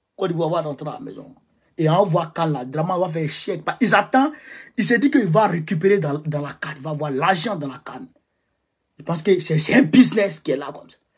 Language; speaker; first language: French; non-native, local second language; Bambara